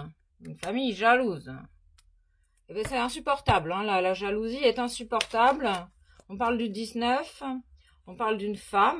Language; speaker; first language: French; native; French